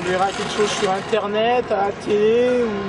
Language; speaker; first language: French; native; French